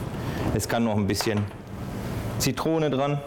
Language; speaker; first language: German; native; German